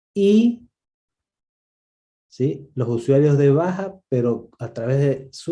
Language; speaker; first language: Spanish; native; Spanish